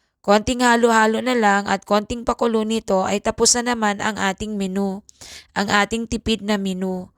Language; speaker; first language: Filipino; non-native, local second language; Bikol